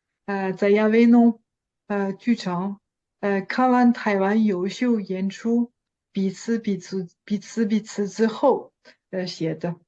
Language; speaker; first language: Chinese; non-native, fluent; French